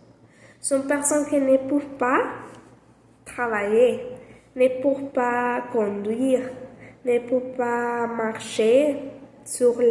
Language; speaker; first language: French; non-native, learner; Spanish